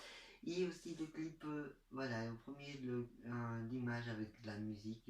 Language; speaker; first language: French; non-native, learner; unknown